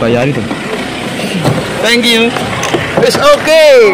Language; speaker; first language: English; non-native, learner; Javanese